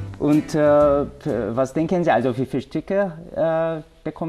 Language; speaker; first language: German; non-native, learner; Korean